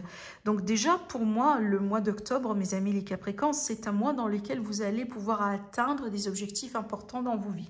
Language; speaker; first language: French; native; French